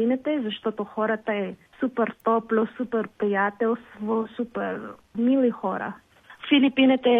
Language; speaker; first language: Bulgarian; non-native, learner; Filipino